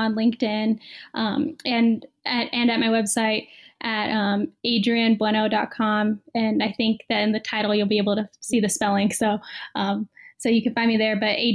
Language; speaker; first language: English; native; English